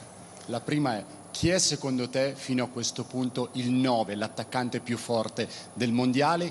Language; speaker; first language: Italian; native; Italian